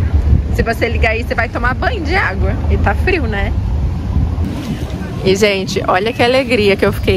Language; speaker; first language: Portuguese; native; Portuguese